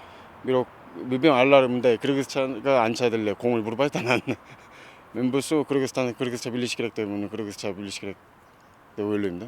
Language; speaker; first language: Kyrgyz; non-native, fluent; Korean